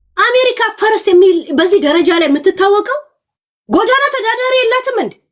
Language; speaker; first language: Amharic; native; Amharic